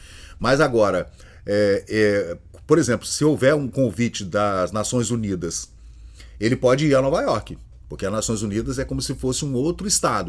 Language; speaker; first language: Portuguese; native; Portuguese